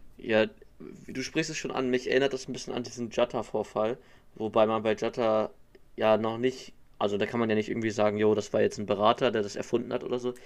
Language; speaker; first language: German; native; German